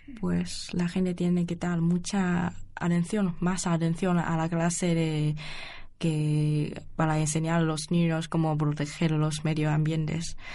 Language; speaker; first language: Spanish; non-native, learner; Chinese